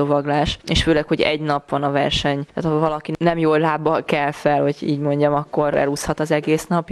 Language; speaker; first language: Hungarian; native; Hungarian